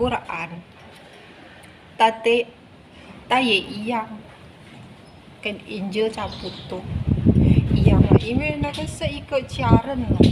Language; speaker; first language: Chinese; early bilingual, heritage; Chinese